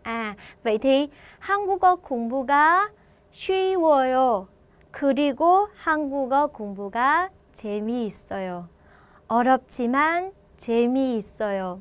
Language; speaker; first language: Korean; non-native, fluent; Vietnamese